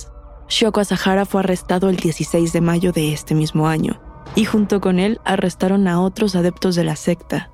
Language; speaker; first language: Spanish; native; Spanish